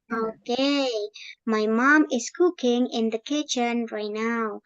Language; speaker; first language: English; non-native, fluent; Indonesian